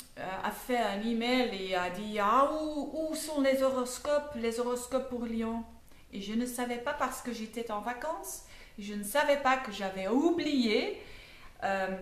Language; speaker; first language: French; non-native, fluent; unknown